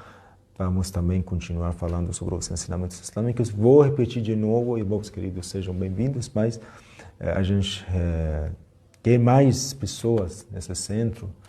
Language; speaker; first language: Portuguese; non-native, fluent; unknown